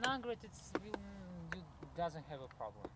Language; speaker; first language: English; non-native, learner; Russian